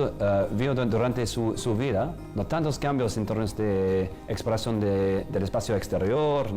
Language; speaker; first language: Spanish; non-native, fluent; English